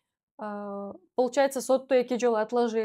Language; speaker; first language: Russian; non-native, local second language; Kyrgyz